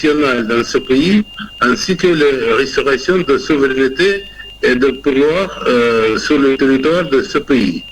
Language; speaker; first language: French; non-native, fluent; Russian